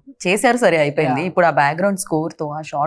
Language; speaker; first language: Telugu; native; Telugu